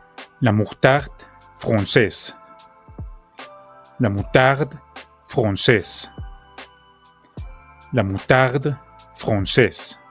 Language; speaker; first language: French; non-native, fluent; Spanish